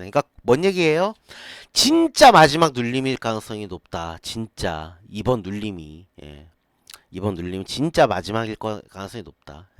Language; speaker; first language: Korean; native; Korean